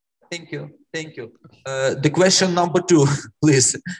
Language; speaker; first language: English; non-native, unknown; Russian